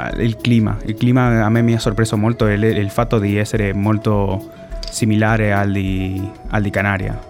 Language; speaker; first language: Italian; non-native, learner; Spanish